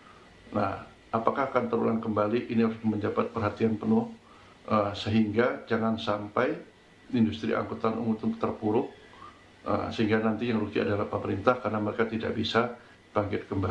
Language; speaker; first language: Indonesian; native; Indonesian